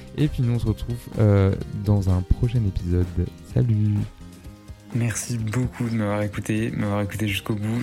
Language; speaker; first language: French; native; French